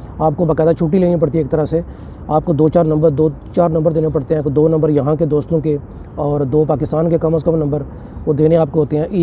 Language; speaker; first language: Urdu; non-native, local second language; Punjabi